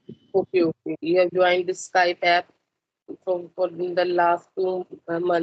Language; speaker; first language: English; non-native, local second language; Hindi